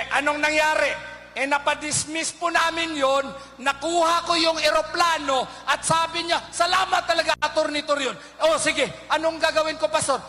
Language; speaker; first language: Filipino; non-native, local second language; Cebuano